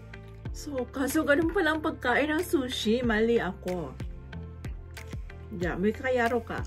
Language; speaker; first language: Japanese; non-native, learner; Filipino